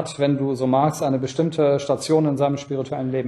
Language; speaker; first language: German; native; German